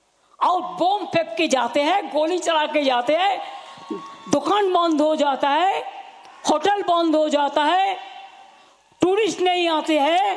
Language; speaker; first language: Hindi; non-native, local second language; Bangla